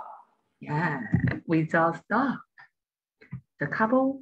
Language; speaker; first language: English; non-native, learner; Chinese